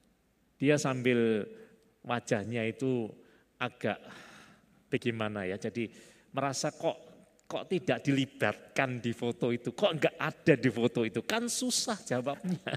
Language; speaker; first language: Indonesian; native; Indonesian